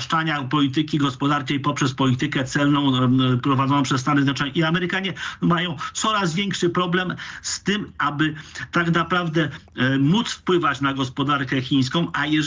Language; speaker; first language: Polish; native; Polish